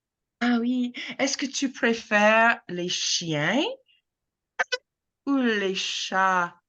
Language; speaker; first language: French; non-native, fluent; English